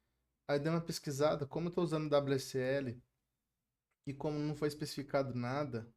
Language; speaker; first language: Portuguese; native; Portuguese